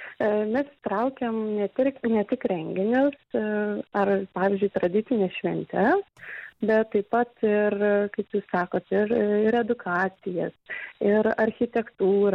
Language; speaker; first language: Lithuanian; native; Lithuanian